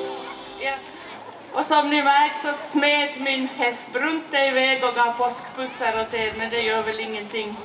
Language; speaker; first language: Swedish; native; Swedish